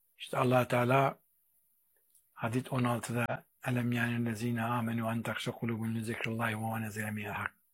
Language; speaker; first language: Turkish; native; Turkish